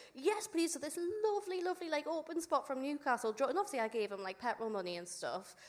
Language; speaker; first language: English; native; English